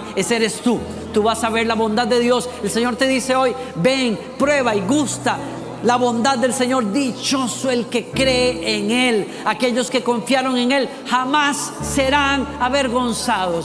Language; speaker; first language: Spanish; native; Spanish